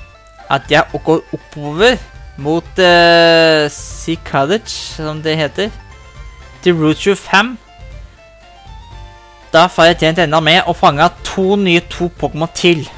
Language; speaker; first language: Norwegian; native; Norwegian